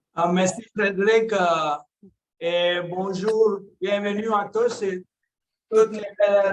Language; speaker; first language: French; non-native, local second language; English